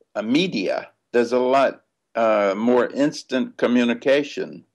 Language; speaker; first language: English; native; English